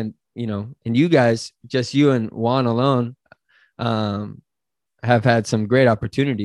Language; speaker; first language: English; native; English